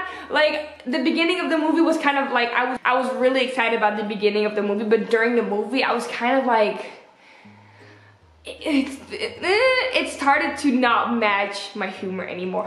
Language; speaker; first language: English; native; English